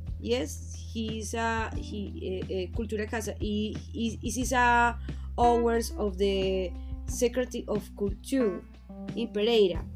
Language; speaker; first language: English; non-native, learner; Spanish